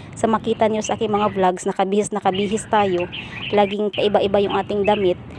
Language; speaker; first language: Filipino; non-native, local second language; Cebuano